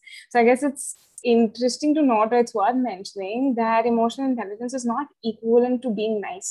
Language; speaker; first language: English; non-native, local second language; Hindi